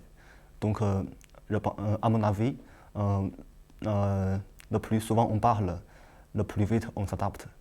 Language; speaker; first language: French; non-native, learner; Chinese